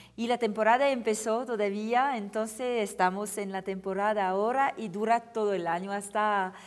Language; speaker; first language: Spanish; non-native, fluent; French